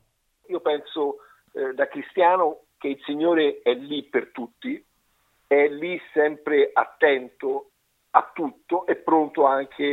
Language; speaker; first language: Italian; native; Italian